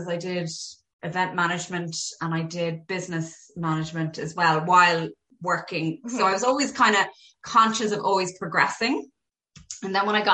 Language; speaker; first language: English; native; English